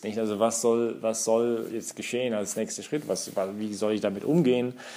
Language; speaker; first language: German; native; German